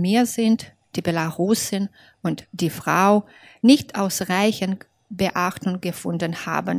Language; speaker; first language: German; non-native, fluent; Belarusian